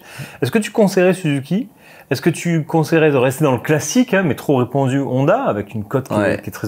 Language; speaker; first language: French; native; French